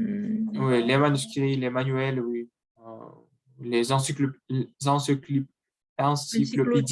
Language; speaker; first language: French; non-native, learner; Russian